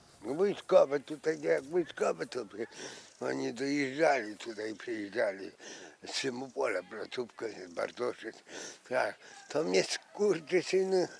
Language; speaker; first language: Polish; non-native, local second language; Ukrainian